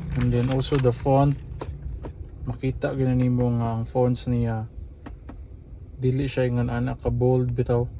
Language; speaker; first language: Cebuano; native; Cebuano